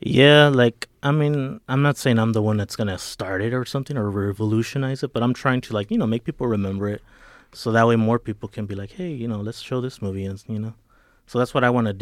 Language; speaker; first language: English; early bilingual, other home language; Spanish